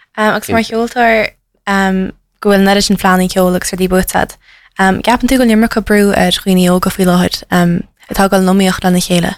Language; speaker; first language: Irish; non-native, local second language; English